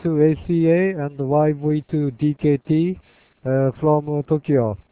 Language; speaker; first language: English; non-native, learner; Japanese